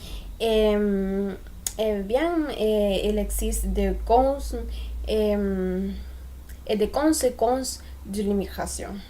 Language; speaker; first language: French; non-native, learner; Spanish